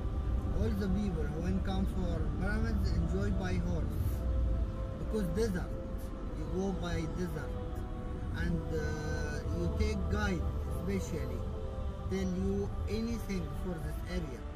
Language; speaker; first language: English; non-native, learner; Arabic